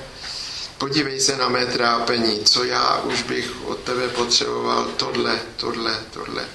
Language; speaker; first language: Czech; native; Czech